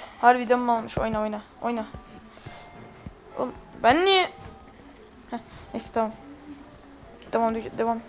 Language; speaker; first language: Turkish; native; Turkish